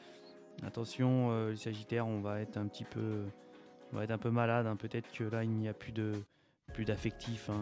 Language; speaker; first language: French; native; French